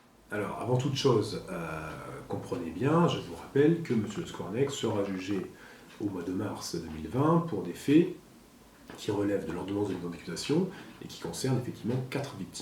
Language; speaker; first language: French; native; French